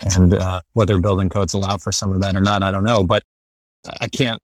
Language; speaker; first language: English; non-native, fluent; Spanish